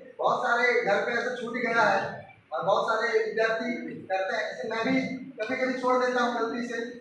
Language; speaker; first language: Hindi; non-native, local second language; Bangla